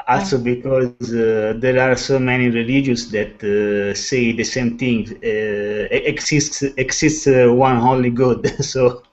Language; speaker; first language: English; non-native, learner; Italian